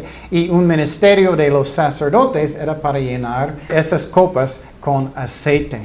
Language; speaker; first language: Spanish; non-native, fluent; English